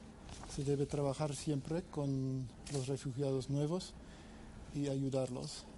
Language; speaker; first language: Spanish; non-native, fluent; English